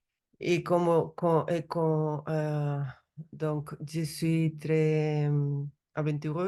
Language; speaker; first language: French; non-native, learner; Spanish